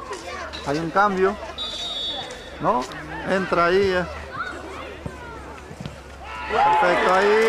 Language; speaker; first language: Spanish; native; Spanish